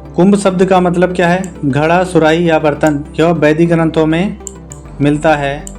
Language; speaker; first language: Hindi; native; Hindi